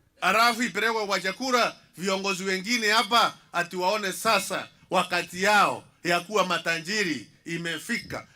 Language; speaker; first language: Swahili; non-native, local second language; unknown